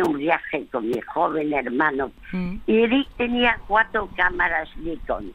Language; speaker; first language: Spanish; early bilingual, other home language; French